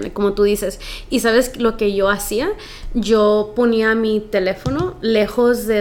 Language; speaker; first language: Spanish; early bilingual, heritage; Spanish